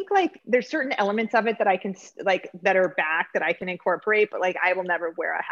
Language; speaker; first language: English; native; English